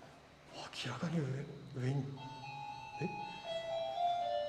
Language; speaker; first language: Japanese; native; Japanese